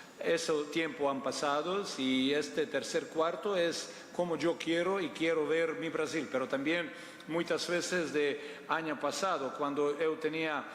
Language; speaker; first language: Spanish; non-native, fluent; Portuguese